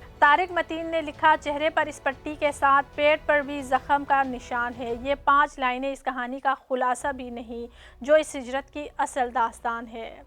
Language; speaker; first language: Urdu; native; Urdu